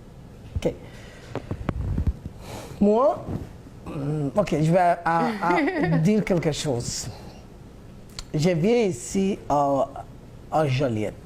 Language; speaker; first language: French; non-native, learner; Bangla